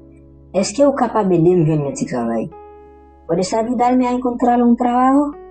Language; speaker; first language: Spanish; non-native, learner; Haitian Creole